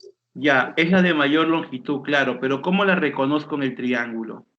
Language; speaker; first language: Spanish; native; Spanish